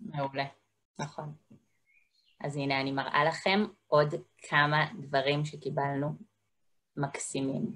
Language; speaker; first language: Hebrew; native; Hebrew